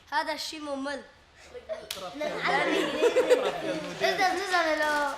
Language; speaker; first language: Arabic; native; Arabic